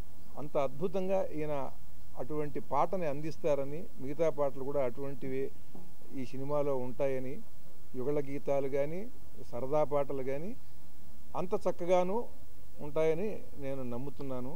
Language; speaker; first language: Telugu; native; Telugu